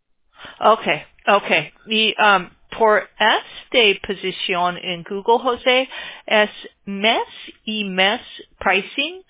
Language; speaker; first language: Spanish; non-native, learner; English